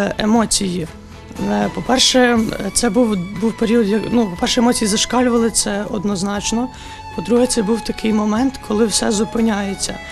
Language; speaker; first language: Ukrainian; native; Ukrainian